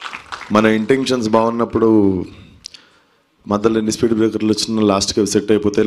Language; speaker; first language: Telugu; native; Telugu